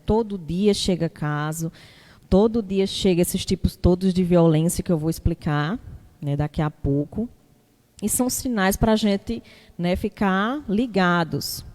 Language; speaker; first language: Portuguese; native; Portuguese